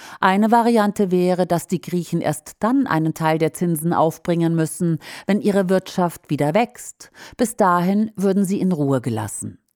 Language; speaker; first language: German; native; German